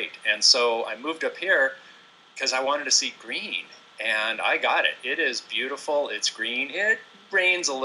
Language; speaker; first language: English; native; English